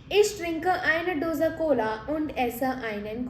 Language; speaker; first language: German; non-native, fluent; Hindi